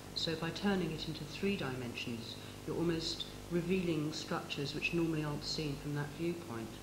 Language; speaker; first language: English; native; English